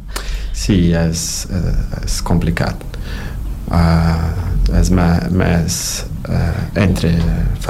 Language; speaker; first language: Catalan; non-native, learner; Portuguese